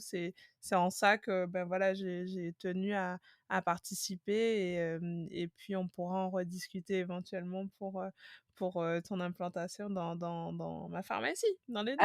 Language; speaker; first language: French; native; French